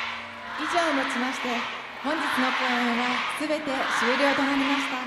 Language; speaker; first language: Japanese; native; Japanese